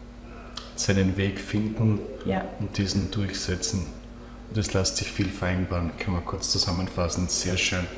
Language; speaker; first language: German; native; German